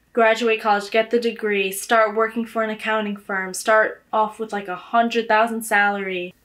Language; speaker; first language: English; native; English